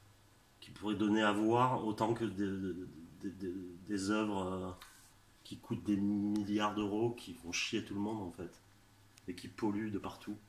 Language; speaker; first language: French; native; French